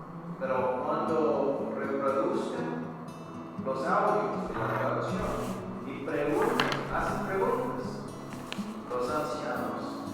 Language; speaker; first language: Spanish; non-native, fluent; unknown